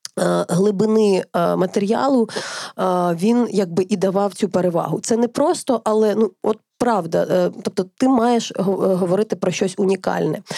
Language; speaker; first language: Ukrainian; native; Ukrainian